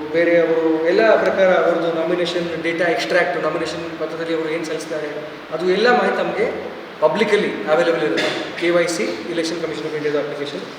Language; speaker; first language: Kannada; non-native, fluent; Odia